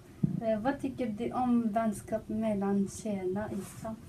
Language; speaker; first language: Swedish; non-native, learner; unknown